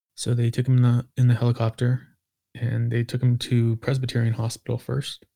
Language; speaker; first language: English; native; English